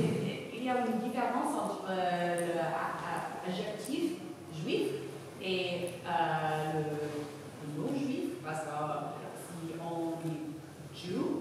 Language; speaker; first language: French; non-native, fluent; English